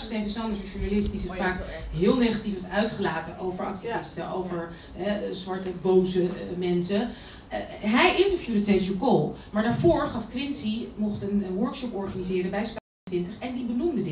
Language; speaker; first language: Dutch; native; Dutch